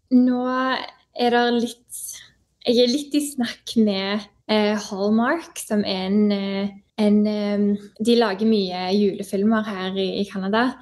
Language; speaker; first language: Norwegian; native; Norwegian